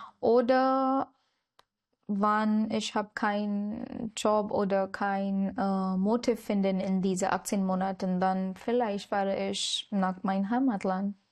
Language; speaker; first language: German; non-native, learner; Marathi